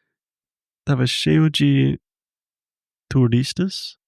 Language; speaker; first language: Portuguese; non-native, fluent; English